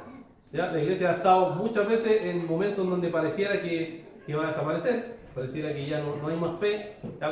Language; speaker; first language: Spanish; native; Spanish